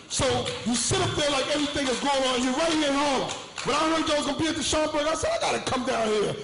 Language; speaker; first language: English; native; English